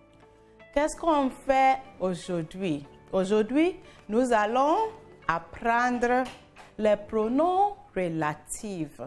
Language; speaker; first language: French; non-native, fluent; English